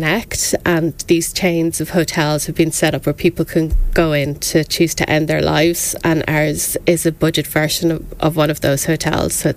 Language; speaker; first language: English; native; English